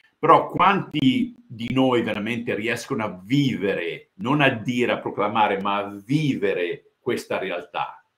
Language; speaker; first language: Italian; early bilingual, heritage; Italian